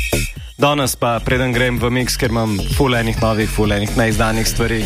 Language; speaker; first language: Slovenian; native; Slovenian